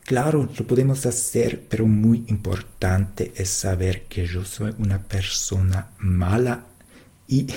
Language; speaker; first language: Spanish; non-native, fluent; German